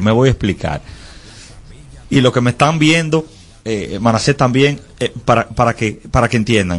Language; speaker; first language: Spanish; native; Spanish